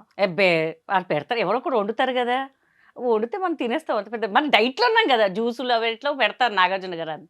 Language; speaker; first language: Telugu; non-native, local second language; Hindi